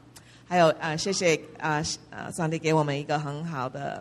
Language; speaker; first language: Chinese; early bilingual, heritage; English